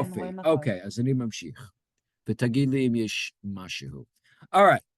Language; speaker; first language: Hebrew; non-native, fluent; English